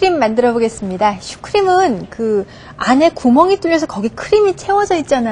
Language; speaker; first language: Korean; native; Korean